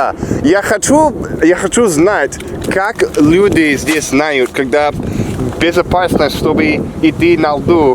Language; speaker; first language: Russian; non-native, learner; English